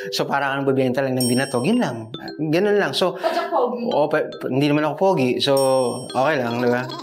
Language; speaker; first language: Filipino; native; Filipino